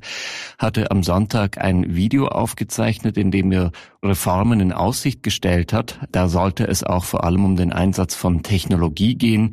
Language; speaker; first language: German; native; German